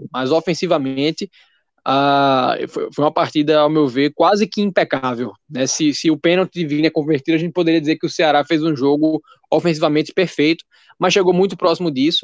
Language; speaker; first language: Portuguese; native; Portuguese